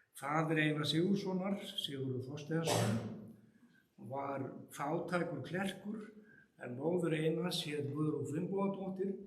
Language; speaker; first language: Icelandic; native; Icelandic